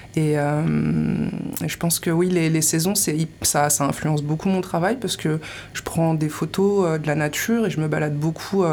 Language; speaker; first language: French; native; French